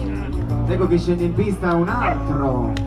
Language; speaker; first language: Italian; native; Italian